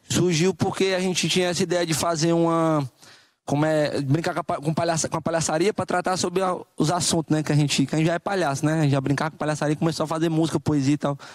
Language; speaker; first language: Portuguese; native; Portuguese